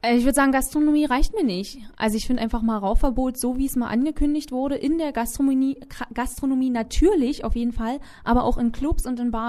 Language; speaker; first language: German; native; German